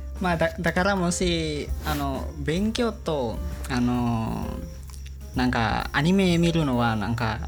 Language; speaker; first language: Japanese; non-native, learner; Indonesian